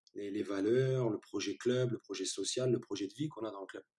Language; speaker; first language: French; early bilingual, other home language; Turkish